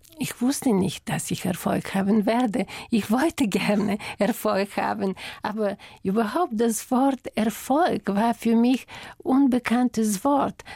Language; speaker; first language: German; non-native, fluent; Bulgarian